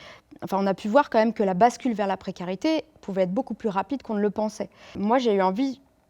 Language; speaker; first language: French; native; French